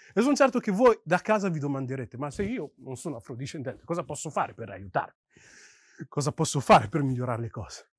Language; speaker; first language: Italian; early bilingual, other home language; Yoruba